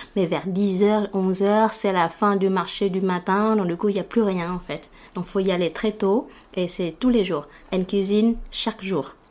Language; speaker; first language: French; non-native, fluent; Vietnamese